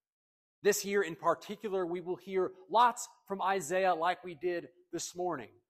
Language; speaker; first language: English; native; English